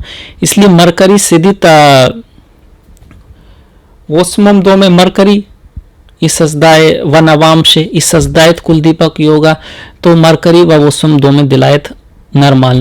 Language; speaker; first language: Russian; non-native, learner; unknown